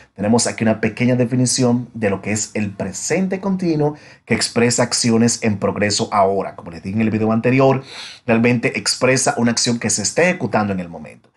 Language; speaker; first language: Spanish; native; Spanish